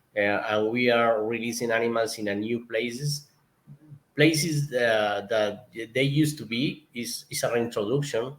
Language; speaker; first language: English; non-native, learner; Spanish